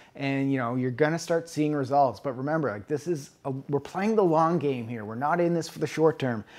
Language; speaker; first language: English; native; English